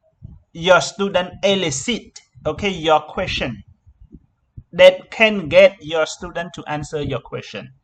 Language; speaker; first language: English; non-native, learner; Khmer